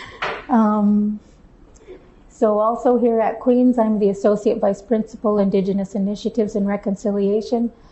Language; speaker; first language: English; native; English